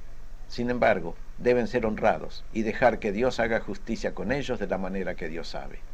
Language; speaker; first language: Spanish; native; Spanish